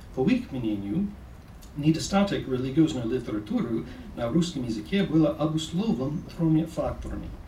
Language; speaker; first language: Russian; non-native, fluent; English